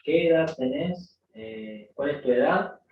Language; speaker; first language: Spanish; native; Spanish